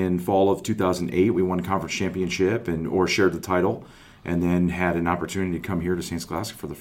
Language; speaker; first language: English; native; English